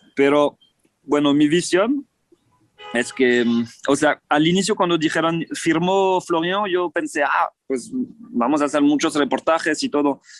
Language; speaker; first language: Spanish; non-native, fluent; French